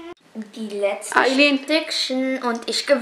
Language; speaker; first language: German; early bilingual, other home language; Arabic